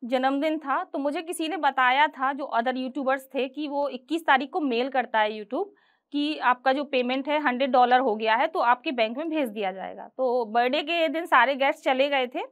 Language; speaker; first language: Hindi; native; Hindi